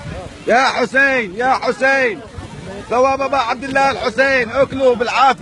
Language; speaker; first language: Arabic; native; Arabic